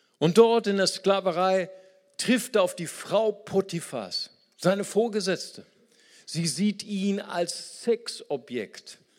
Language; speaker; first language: German; non-native, fluent; Portuguese